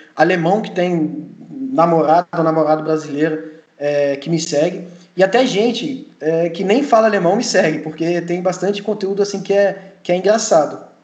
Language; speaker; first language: Portuguese; early bilingual, heritage; Portuguese